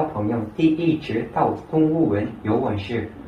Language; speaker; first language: Chinese; non-native, learner; Korean